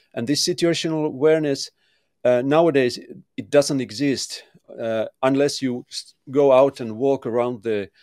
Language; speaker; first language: English; non-native, fluent; Finnish